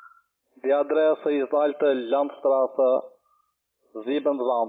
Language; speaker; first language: German; non-native, learner; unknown